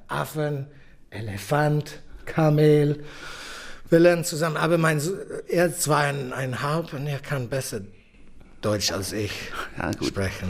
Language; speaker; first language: German; non-native, learner; English